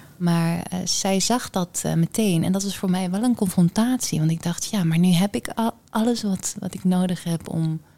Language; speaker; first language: Dutch; early bilingual, heritage; Dutch